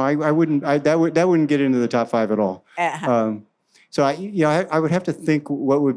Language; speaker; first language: English; native; English